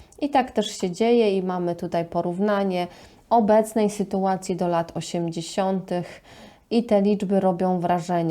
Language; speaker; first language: Polish; native; Polish